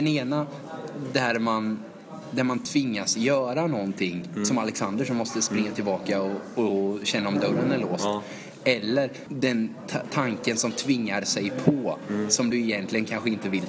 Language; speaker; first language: Swedish; native; Swedish